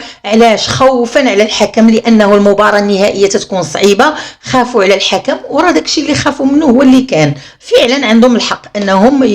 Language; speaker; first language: Arabic; native; Arabic